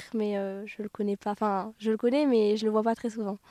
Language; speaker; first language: French; native; French